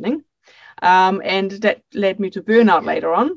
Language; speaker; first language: English; non-native, fluent; German